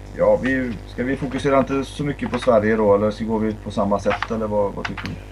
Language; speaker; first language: Swedish; native; Swedish